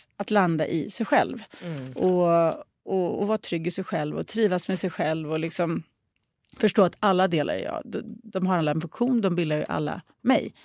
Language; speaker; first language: Swedish; early bilingual, other home language; Russian